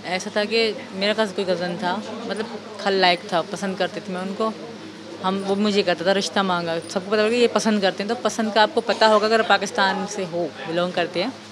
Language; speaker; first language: Urdu; non-native, local second language; Sindhi